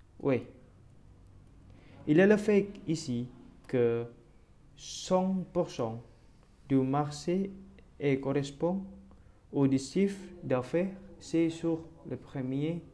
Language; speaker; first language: French; non-native, learner; Indonesian